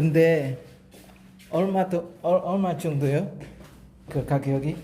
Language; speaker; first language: Korean; non-native, learner; Javanese